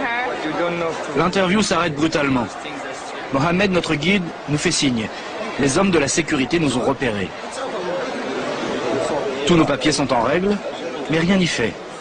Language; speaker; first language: French; native; French